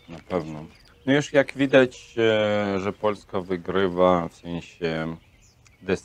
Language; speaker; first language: Polish; non-native, learner; Russian